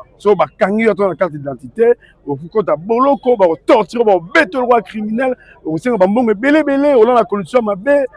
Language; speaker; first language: Lingala; native; Lingala